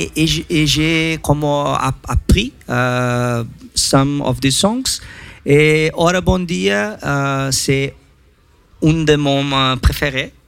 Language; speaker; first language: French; non-native, learner; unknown